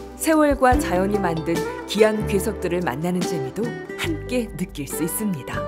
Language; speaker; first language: Korean; native; Korean